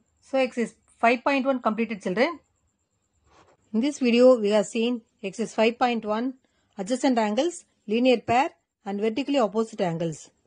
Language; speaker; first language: English; non-native, local second language; Tamil